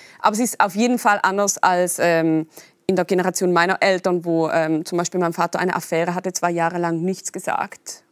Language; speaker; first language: German; native; German